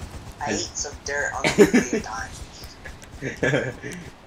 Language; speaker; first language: English; native; English